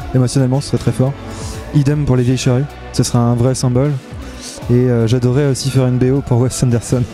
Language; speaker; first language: French; native; French